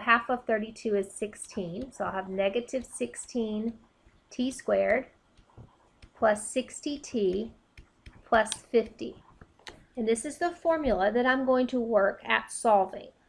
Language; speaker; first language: English; native; English